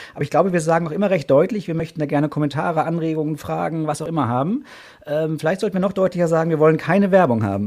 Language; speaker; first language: German; native; German